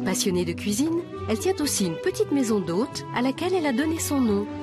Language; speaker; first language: French; native; French